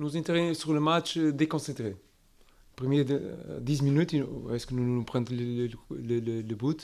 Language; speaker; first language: French; non-native, learner; Portuguese